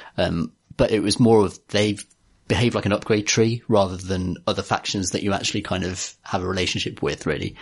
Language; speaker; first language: English; native; English